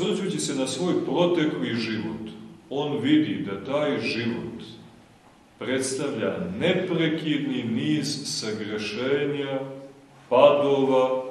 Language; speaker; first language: Serbian; native; Serbian